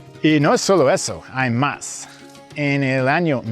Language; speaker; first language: Spanish; early bilingual, heritage; English